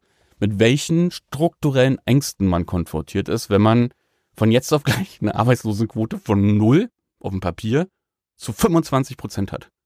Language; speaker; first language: German; native; German